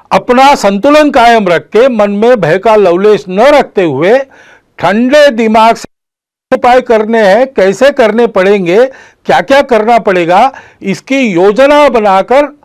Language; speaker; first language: Hindi; non-native, local second language; Marathi